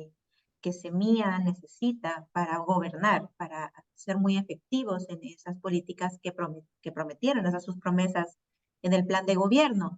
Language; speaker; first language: Spanish; native; Spanish